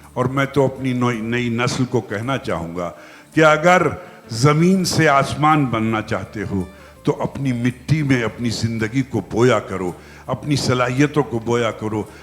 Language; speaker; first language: Hindi; native; Hindi